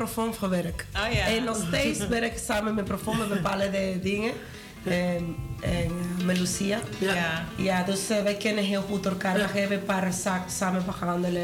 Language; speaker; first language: Dutch; non-native, learner; Spanish